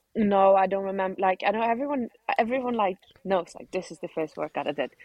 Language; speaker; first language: English; non-native, fluent; Norwegian